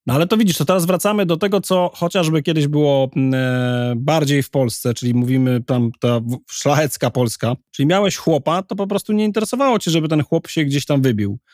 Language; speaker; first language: Polish; native; Polish